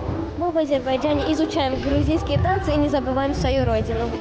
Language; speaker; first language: Russian; non-native, fluent; Georgian